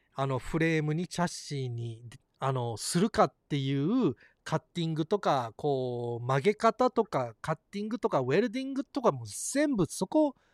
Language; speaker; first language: Japanese; early bilingual, heritage; Japanese